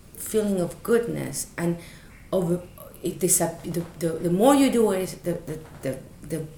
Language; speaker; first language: English; non-native, fluent; Spanish